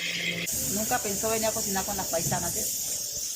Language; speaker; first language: Spanish; native; Spanish